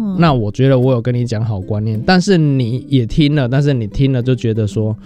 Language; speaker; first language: Chinese; native; Chinese